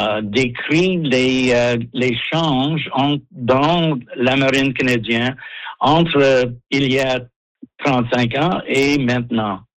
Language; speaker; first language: French; non-native, local second language; English